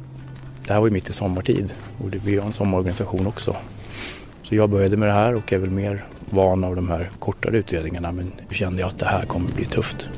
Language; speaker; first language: Swedish; native; Swedish